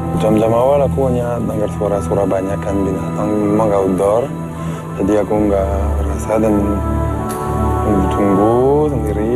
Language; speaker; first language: Indonesian; non-native, fluent; English